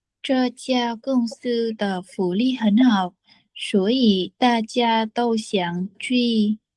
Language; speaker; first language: Chinese; non-native, learner; Vietnamese